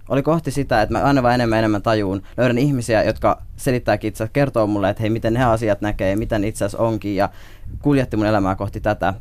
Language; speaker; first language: Finnish; native; Finnish